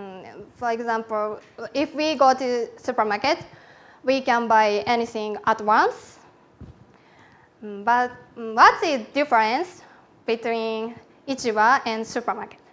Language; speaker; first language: English; non-native, learner; Japanese